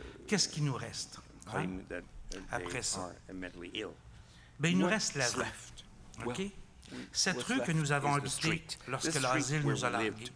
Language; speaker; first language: French; native; French